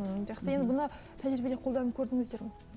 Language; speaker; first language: Kazakh; native; Kazakh